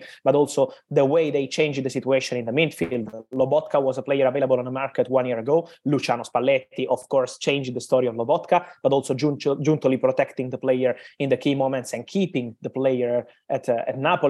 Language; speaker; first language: English; non-native, fluent; Italian